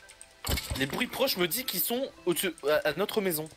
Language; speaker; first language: French; native; French